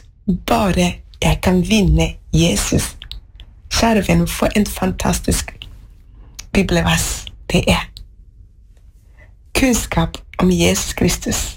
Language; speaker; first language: Norwegian; non-native, fluent; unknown